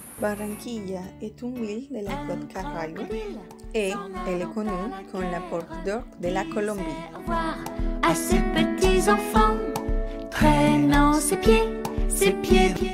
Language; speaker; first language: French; non-native, learner; Spanish